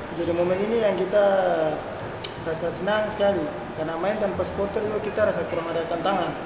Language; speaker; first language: Indonesian; native; Indonesian